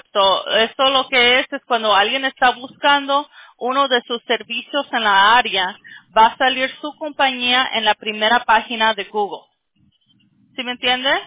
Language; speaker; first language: Spanish; early bilingual, other home language; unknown